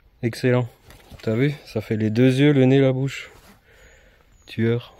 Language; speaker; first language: French; native; French